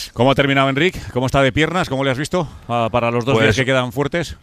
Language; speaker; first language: Spanish; native; Spanish